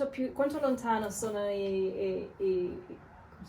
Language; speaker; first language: Italian; non-native, learner; English